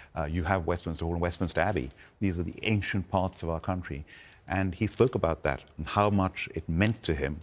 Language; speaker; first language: English; non-native, local second language; Gujarati